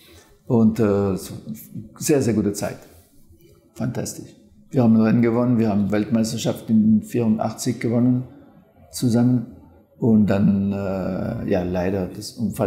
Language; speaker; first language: German; non-native, fluent; French